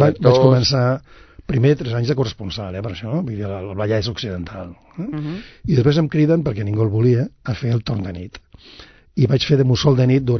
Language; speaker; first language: Catalan; non-native, local second language; Spanish